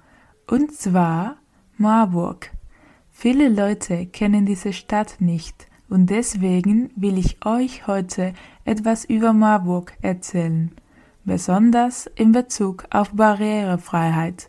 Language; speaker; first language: German; non-native, learner; Spanish